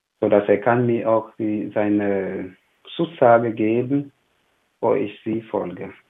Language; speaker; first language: German; non-native, fluent; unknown